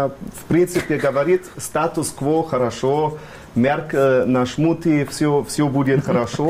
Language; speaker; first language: Russian; non-native, fluent; German